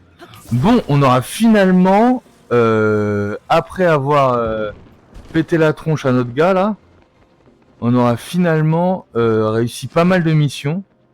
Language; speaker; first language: French; native; French